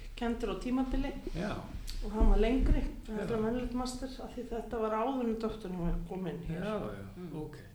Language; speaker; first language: Icelandic; native; Icelandic